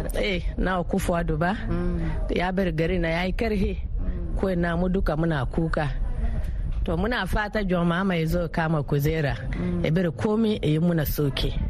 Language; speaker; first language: Hausa; non-native, local second language; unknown